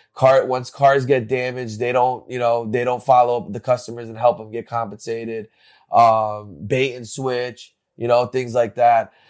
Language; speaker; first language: English; native; English